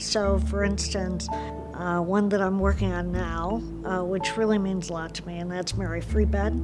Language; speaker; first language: English; native; English